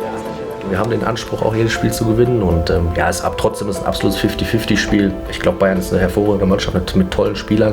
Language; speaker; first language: German; native; German